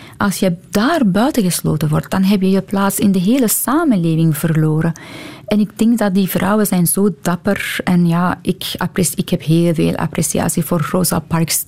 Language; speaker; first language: Dutch; non-native, fluent; Persian